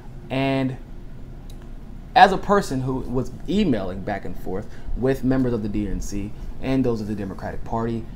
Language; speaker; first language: English; native; English